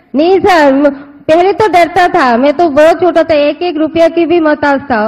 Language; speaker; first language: Hindi; non-native, local second language; Bangla